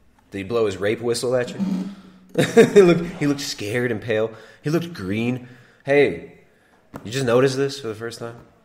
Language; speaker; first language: English; native; English